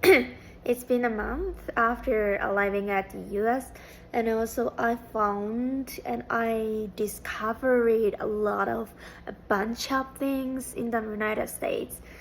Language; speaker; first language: English; non-native, fluent; Japanese